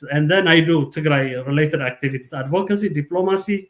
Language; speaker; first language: English; non-native, local second language; Amharic